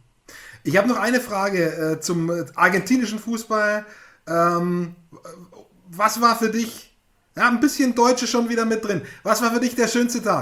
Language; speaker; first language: German; native; German